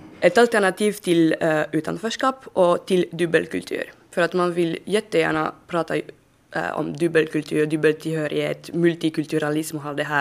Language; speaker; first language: Swedish; non-native, fluent; French